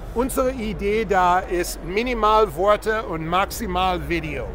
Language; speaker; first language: German; non-native, fluent; English